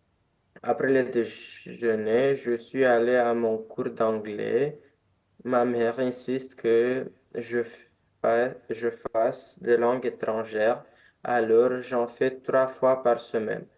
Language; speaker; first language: French; non-native, learner; Romanian